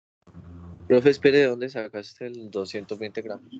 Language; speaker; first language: Spanish; native; Spanish